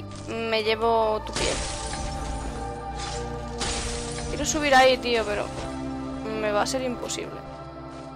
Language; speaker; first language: Spanish; native; Spanish